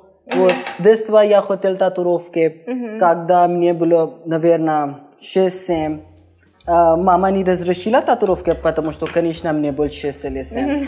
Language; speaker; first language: Russian; non-native, learner; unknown